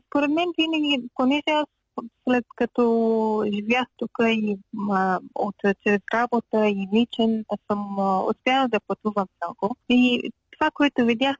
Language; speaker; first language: Bulgarian; non-native, fluent; Persian